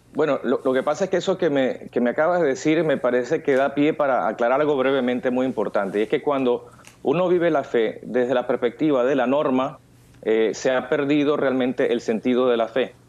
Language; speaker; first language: Spanish; native; Spanish